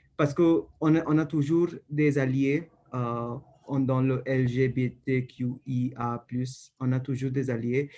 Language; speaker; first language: French; non-native, learner; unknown